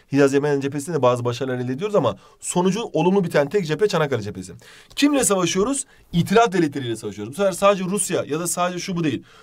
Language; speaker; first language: Turkish; native; Turkish